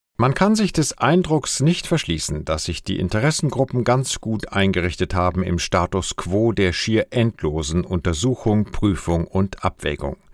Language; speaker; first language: German; native; German